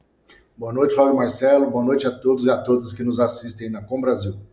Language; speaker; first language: Portuguese; native; Portuguese